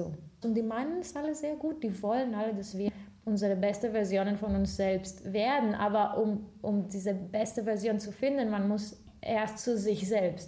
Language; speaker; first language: German; non-native, fluent; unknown